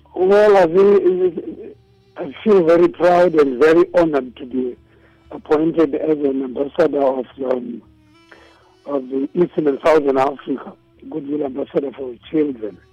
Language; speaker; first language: English; non-native, local second language; Shona